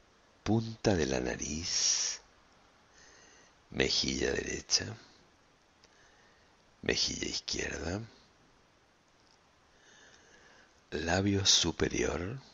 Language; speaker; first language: Spanish; native; Spanish